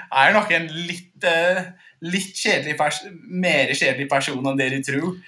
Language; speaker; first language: Norwegian; non-native, fluent; English